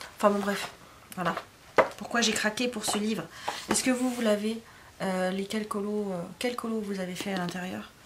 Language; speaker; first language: French; native; French